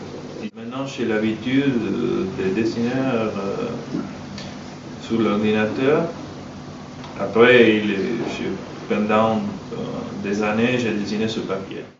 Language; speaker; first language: French; non-native, fluent; Spanish